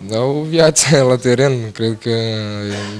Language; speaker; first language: Romanian; non-native, learner; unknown